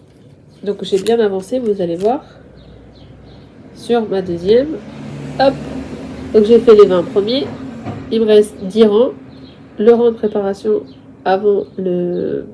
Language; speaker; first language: French; native; French